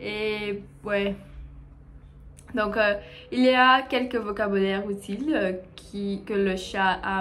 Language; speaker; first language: French; non-native, learner; Portuguese